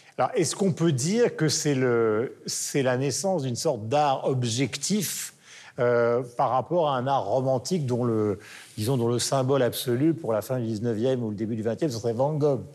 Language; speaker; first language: French; native; French